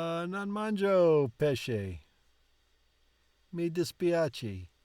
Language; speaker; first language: Italian; non-native, learner; English